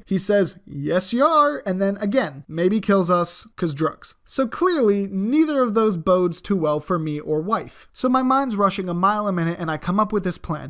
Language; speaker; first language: English; native; English